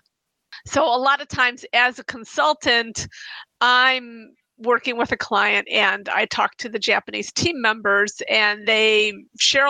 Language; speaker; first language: English; native; English